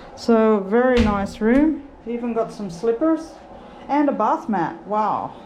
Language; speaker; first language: English; native; English